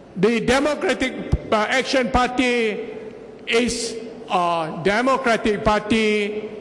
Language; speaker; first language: English; non-native, local second language; Malay